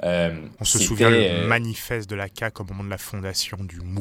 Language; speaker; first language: French; native; French